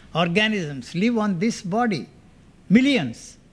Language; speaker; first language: English; non-native, local second language; Telugu